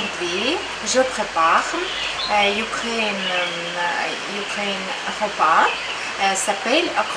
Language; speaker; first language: French; non-native, learner; Ukrainian